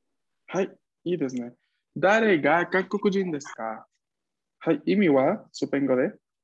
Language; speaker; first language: Japanese; non-native, fluent; Spanish